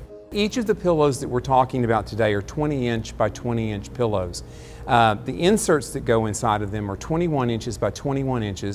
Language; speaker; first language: English; native; English